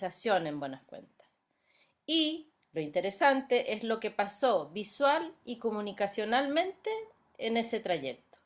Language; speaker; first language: Spanish; native; Spanish